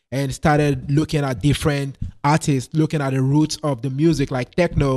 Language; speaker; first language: English; non-native, local second language; Yoruba